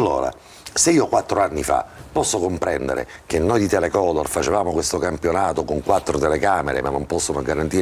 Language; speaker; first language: Italian; native; Italian